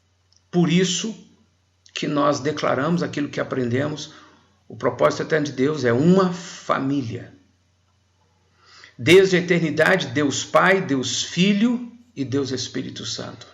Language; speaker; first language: Portuguese; native; Portuguese